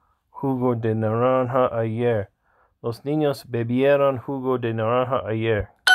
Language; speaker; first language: Spanish; non-native, learner; English